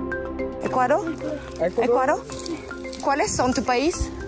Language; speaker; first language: Spanish; non-native, learner; English